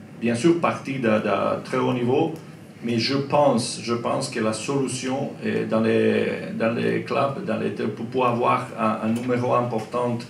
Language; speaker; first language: French; non-native, learner; Croatian